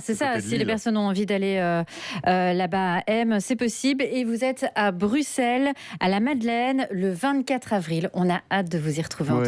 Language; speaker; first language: French; native; French